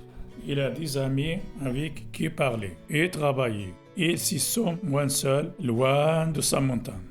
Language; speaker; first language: French; non-native, learner; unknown